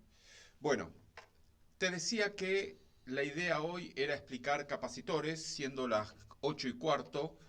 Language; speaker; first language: Spanish; native; Spanish